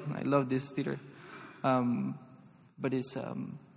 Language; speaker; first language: English; non-native, fluent; Spanish